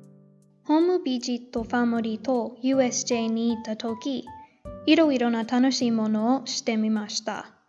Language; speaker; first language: Japanese; non-native, learner; English